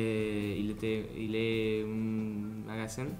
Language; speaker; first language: French; non-native, learner; Spanish